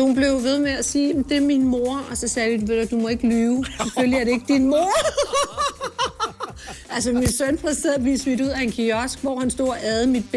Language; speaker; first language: Danish; native; Danish